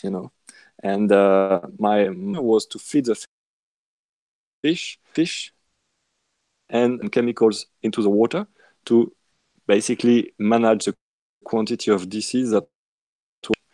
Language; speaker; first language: English; non-native, fluent; French